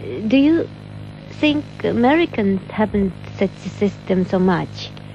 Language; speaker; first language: English; non-native, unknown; Japanese